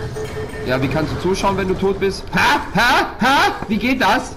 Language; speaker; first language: German; native; German